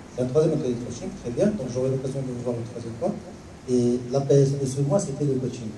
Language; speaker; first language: French; non-native, local second language; Arabic